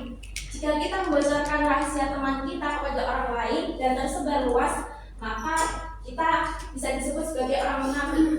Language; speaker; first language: Indonesian; native; Indonesian